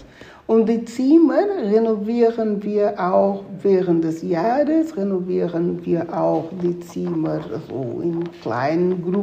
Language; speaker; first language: German; non-native, fluent; Spanish